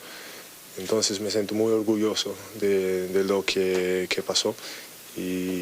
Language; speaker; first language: Spanish; non-native, learner; English